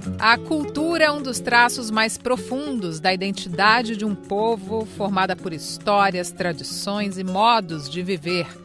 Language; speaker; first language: Portuguese; native; Portuguese